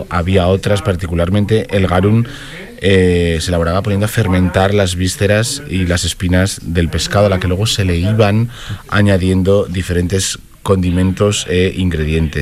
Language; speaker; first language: Spanish; native; Spanish